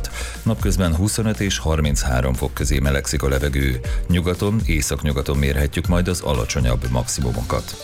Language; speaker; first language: Hungarian; native; Hungarian